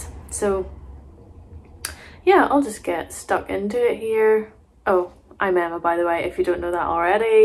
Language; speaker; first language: English; native; English